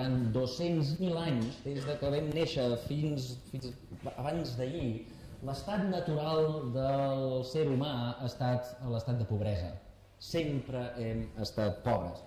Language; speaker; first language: Catalan; native; Catalan